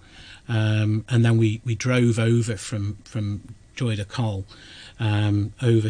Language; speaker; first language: English; native; English